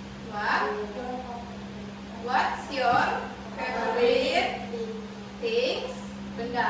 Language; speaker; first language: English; non-native, learner; Indonesian